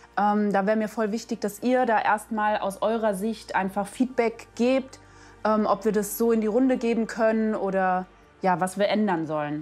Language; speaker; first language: German; native; German